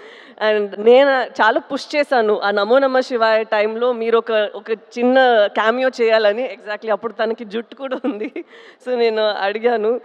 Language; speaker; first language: Telugu; non-native, fluent; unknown